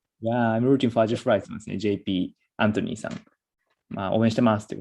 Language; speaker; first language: Japanese; native; Japanese